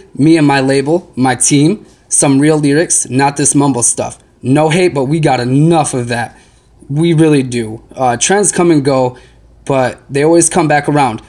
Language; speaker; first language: English; native; English